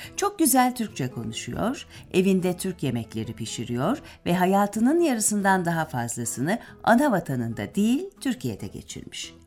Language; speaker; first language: Turkish; native; Turkish